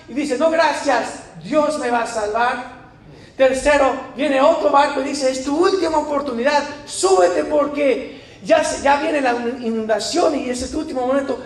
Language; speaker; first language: Spanish; non-native, fluent; English